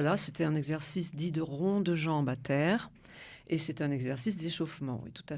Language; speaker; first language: French; native; French